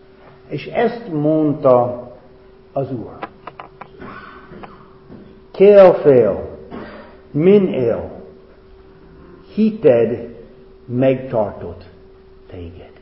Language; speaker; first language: Hungarian; non-native, fluent; English